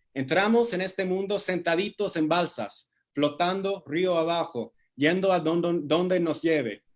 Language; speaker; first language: Spanish; non-native, fluent; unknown